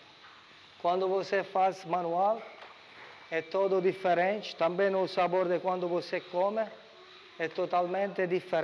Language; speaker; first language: Portuguese; non-native, learner; Italian